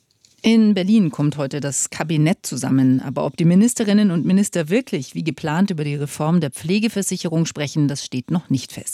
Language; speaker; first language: German; native; German